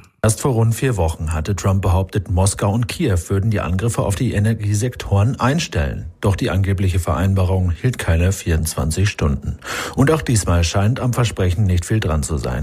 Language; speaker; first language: German; native; German